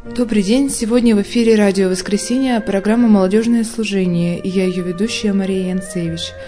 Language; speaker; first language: Russian; native; Russian